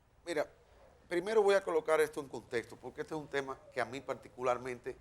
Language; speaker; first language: Spanish; native; Spanish